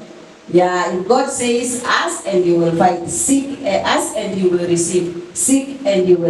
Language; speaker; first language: English; non-native, fluent; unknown